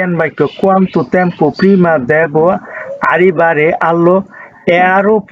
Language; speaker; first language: Italian; non-native, fluent; Bangla